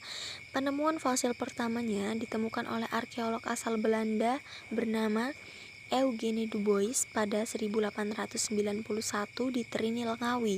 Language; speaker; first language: Indonesian; native; Indonesian